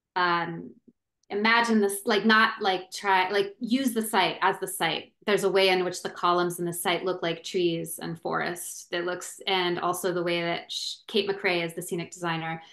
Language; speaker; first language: English; native; English